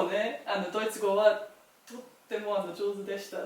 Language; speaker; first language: Japanese; non-native, learner; German